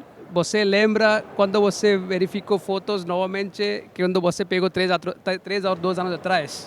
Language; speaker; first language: Portuguese; non-native, learner; Hindi